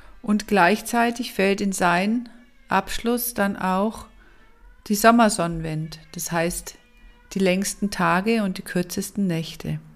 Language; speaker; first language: German; native; German